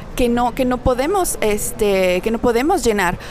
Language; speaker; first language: Spanish; native; Spanish